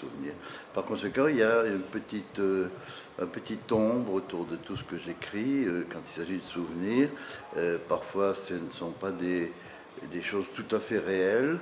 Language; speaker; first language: French; native; French